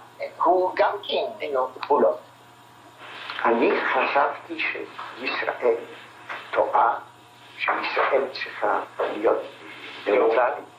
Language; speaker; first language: Hebrew; non-native, fluent; Polish